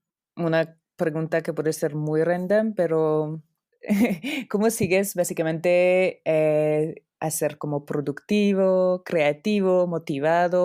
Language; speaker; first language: Spanish; non-native, fluent; French